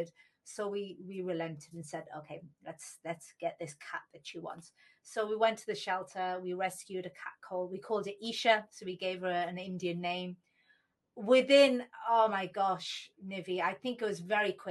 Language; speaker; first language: English; native; English